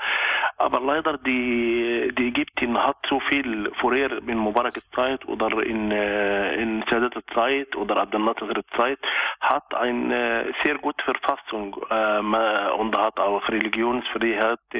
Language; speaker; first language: German; non-native, local second language; Arabic